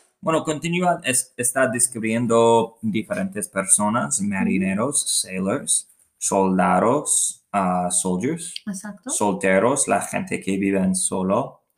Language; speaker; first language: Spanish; non-native, learner; English